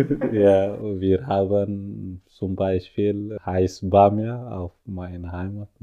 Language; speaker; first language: German; non-native, learner; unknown